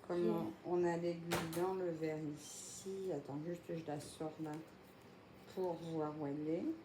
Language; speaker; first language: French; native; French